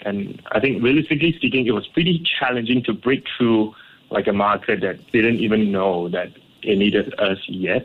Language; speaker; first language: English; non-native, local second language; Cantonese